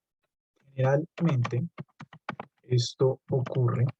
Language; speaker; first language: Spanish; native; Spanish